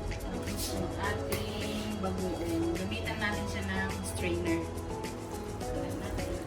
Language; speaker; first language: Filipino; non-native, local second language; Iloko